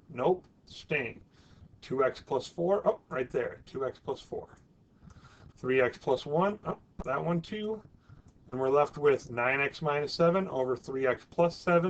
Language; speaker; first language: English; native; English